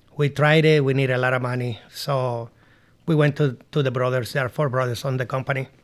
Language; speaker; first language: English; non-native, learner; Spanish